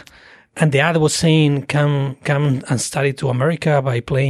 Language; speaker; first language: English; non-native, fluent; Spanish